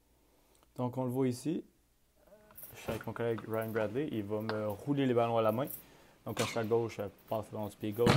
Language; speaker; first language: French; native; French